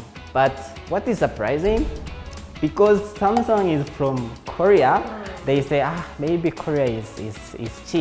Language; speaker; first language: English; non-native, local second language; Kinyarwanda